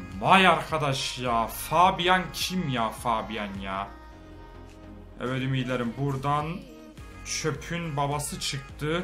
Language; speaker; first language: Turkish; native; Turkish